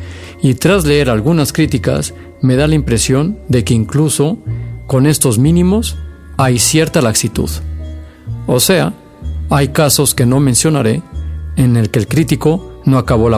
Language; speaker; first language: Spanish; native; Spanish